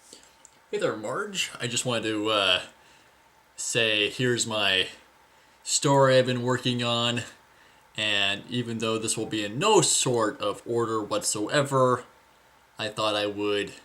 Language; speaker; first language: English; native; English